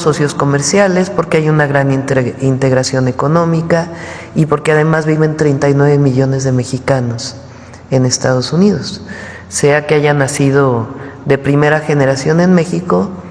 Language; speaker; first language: Spanish; native; Spanish